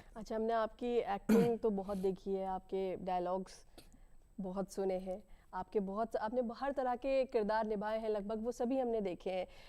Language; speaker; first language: Hindi; native; Hindi